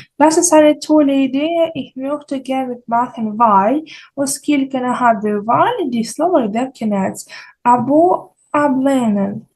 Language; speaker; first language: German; non-native, fluent; Ukrainian